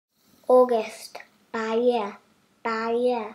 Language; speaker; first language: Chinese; early bilingual, heritage; Chinese